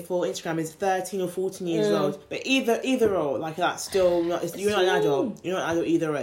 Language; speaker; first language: English; native; English